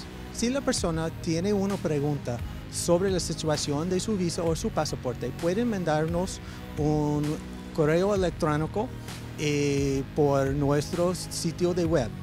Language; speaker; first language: Spanish; non-native, fluent; English